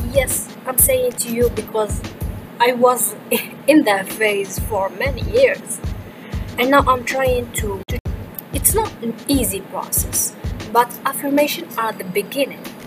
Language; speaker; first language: English; non-native, fluent; Arabic